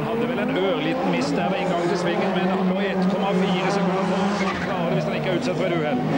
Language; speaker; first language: Norwegian; native; Norwegian